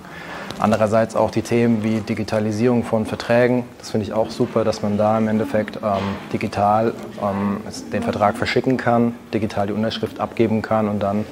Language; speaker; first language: German; native; German